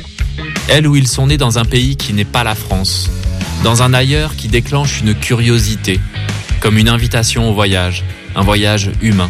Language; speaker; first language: French; native; French